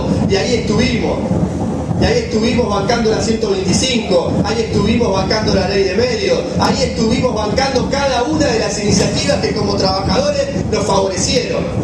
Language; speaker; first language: Spanish; native; Spanish